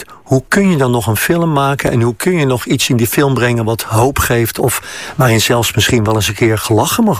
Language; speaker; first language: Dutch; native; Dutch